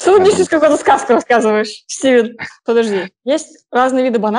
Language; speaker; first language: Russian; native; Russian